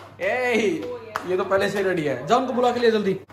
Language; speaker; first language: Hindi; native; Hindi